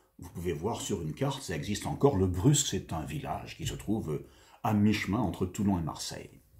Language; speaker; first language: French; native; French